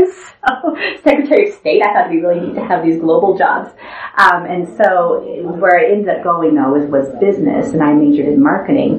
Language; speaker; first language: English; native; English